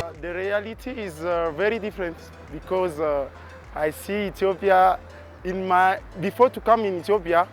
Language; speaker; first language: English; non-native, learner; French